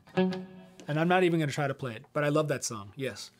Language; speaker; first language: English; native; English